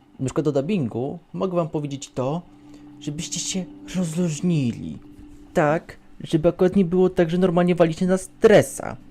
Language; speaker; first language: Polish; native; Polish